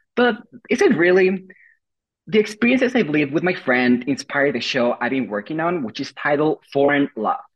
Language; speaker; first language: English; non-native, fluent; Spanish